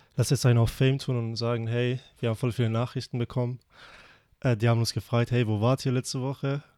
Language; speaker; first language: German; early bilingual, other home language; Persian